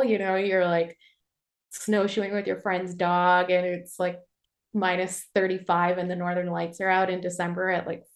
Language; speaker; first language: English; native; English